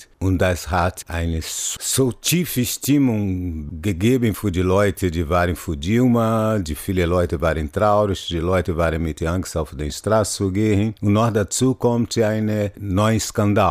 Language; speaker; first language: German; non-native, fluent; Portuguese